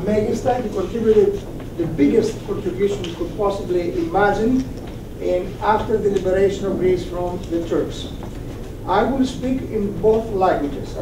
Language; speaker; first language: English; non-native, fluent; Greek